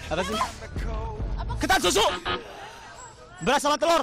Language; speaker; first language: Indonesian; native; Indonesian